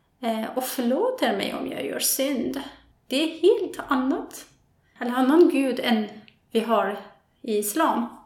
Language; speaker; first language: Swedish; non-native, fluent; Persian